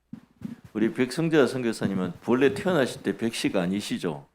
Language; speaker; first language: Korean; native; Korean